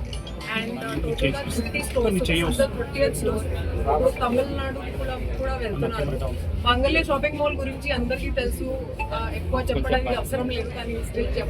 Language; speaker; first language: Telugu; non-native, fluent; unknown